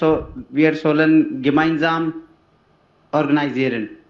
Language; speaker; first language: German; non-native, learner; Hindi